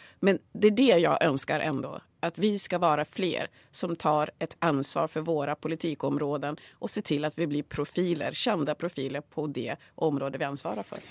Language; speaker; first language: Swedish; early bilingual, other home language; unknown